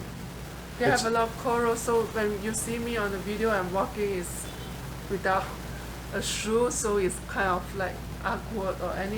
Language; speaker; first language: English; non-native, fluent; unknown